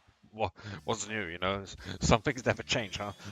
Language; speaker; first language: English; native; English